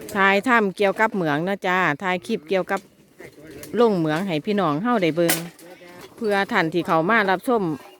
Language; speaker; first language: Thai; native; Thai